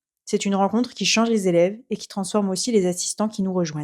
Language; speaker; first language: French; native; French